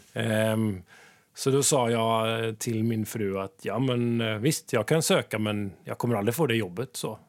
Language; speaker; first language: Swedish; native; Swedish